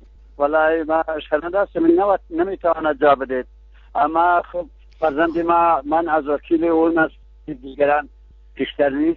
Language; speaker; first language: Persian; non-native, local second language; Kurdish